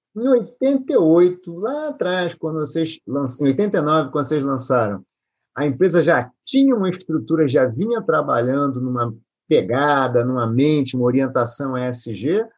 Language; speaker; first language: Portuguese; native; Portuguese